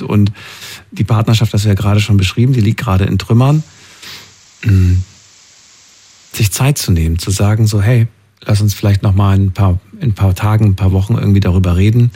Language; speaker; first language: German; native; German